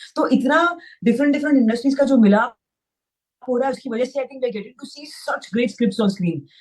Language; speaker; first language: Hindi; native; Hindi